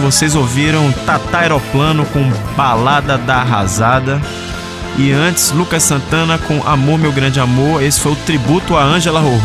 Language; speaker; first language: Portuguese; native; Portuguese